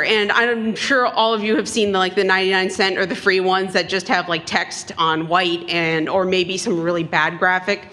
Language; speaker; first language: English; native; English